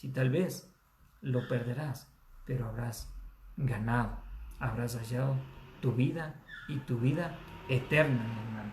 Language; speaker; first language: Spanish; native; Spanish